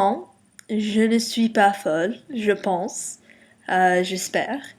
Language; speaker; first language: French; non-native, learner; English